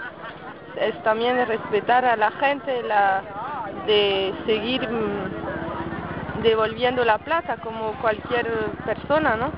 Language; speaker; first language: Spanish; non-native, fluent; French